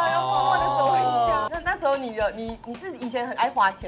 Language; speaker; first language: Chinese; native; Chinese